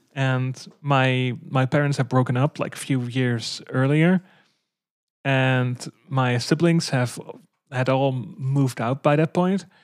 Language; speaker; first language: English; non-native, fluent; Dutch